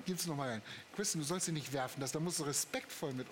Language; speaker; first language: German; native; German